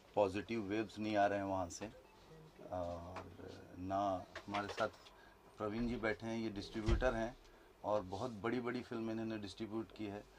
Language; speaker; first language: Hindi; native; Hindi